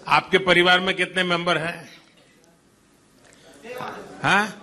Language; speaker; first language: Hindi; non-native, local second language; Gujarati